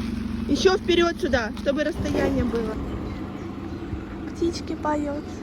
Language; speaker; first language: Russian; native; Russian